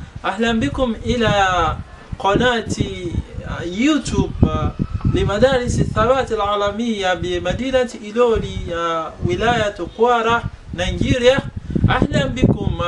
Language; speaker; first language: Arabic; non-native, fluent; Yoruba